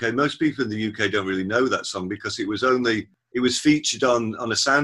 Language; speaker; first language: English; native; English